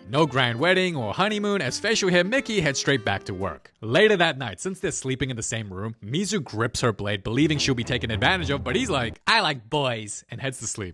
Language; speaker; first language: English; native; English